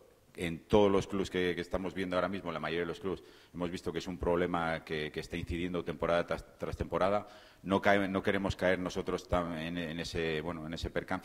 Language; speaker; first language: Spanish; native; Spanish